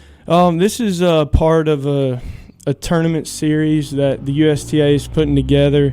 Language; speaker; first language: English; native; English